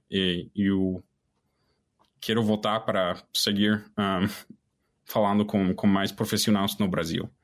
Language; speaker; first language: Portuguese; non-native, fluent; English